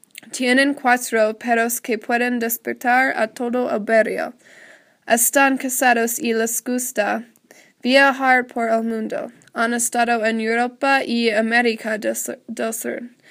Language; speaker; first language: Spanish; non-native, learner; English